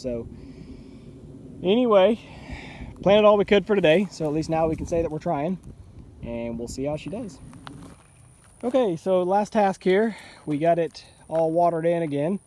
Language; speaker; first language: English; native; English